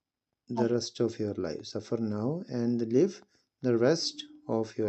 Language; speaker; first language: English; non-native, local second language; Malayalam